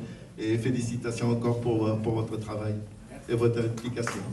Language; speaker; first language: French; native; French